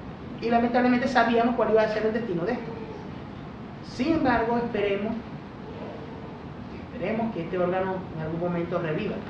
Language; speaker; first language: Spanish; native; Spanish